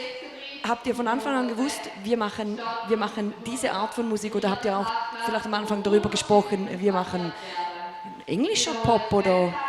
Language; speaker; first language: German; native; German